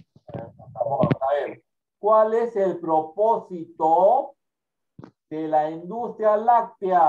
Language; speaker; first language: Spanish; native; Spanish